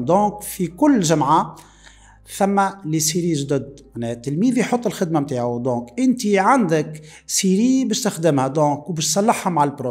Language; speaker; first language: Arabic; native; Arabic